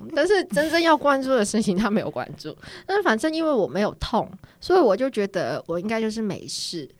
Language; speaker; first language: Chinese; non-native, fluent; Cantonese